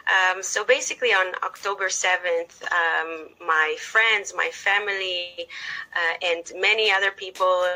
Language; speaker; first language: English; non-native, fluent; Hebrew